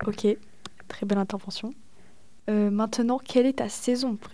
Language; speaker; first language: French; native; French